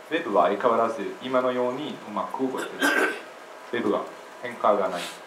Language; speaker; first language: Japanese; non-native, fluent; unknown